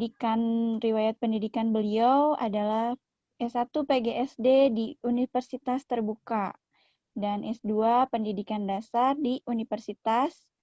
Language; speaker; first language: Indonesian; native; Indonesian